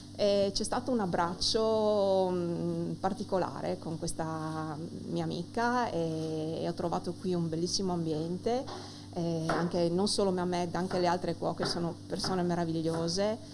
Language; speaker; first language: Italian; native; Italian